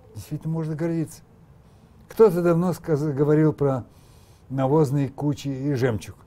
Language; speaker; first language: Russian; native; Russian